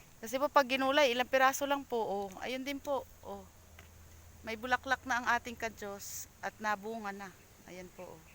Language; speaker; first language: Filipino; native; Filipino